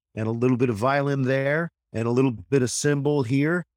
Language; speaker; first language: English; native; English